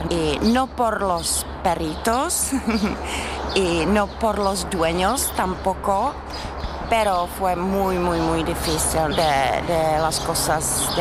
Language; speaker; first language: Spanish; non-native, fluent; Czech